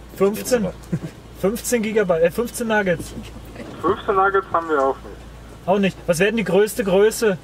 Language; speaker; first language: German; native; German